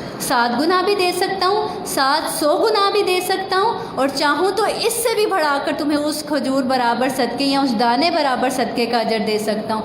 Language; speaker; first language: Urdu; native; Urdu